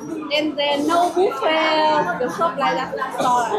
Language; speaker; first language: English; non-native, learner; Vietnamese